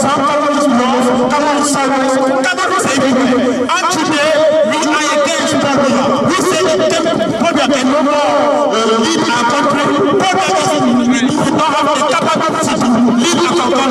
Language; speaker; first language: English; non-native, local second language; French